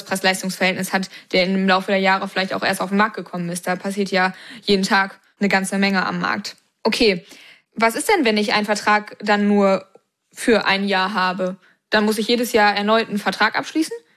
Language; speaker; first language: German; native; German